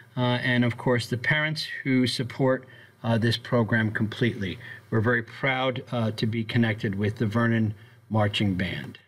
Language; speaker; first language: English; native; English